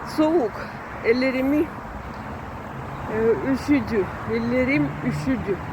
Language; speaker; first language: Turkish; non-native, learner; Russian